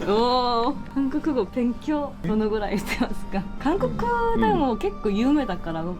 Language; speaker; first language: Japanese; non-native, learner; Korean